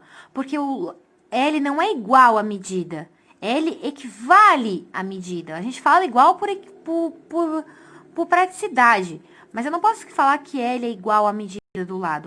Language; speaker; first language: Portuguese; native; Portuguese